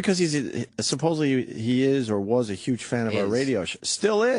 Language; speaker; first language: English; native; English